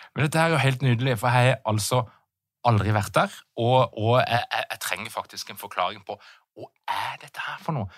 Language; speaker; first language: Norwegian; native; Norwegian